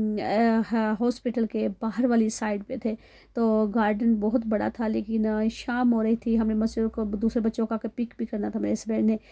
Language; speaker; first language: Urdu; non-native, local second language; Punjabi